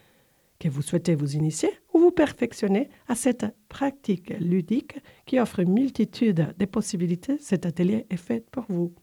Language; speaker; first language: French; native; French